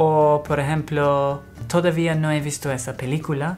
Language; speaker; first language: Spanish; non-native, fluent; English